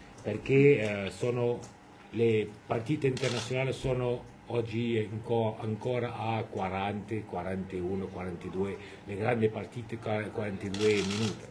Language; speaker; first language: Italian; non-native, fluent; French